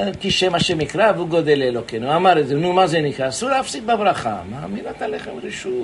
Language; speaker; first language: Hebrew; native; Hebrew